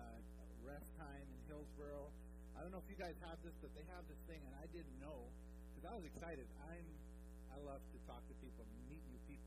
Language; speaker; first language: English; native; English